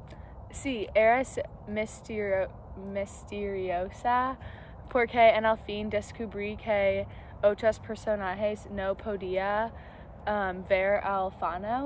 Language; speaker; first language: Spanish; non-native, learner; English